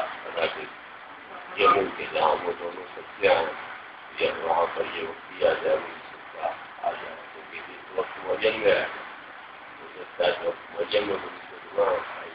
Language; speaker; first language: Urdu; non-native, local second language; Punjabi